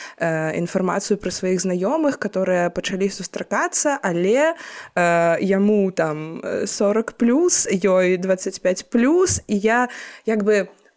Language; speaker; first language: Belarusian; non-native, local second language; Russian